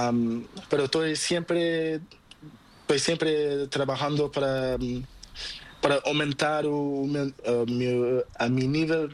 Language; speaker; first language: Spanish; non-native, learner; Portuguese